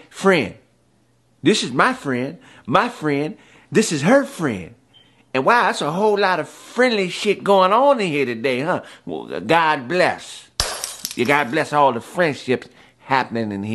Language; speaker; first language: English; native; English